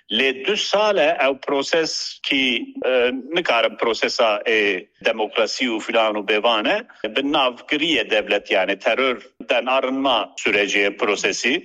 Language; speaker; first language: Kurdish; native; Kurdish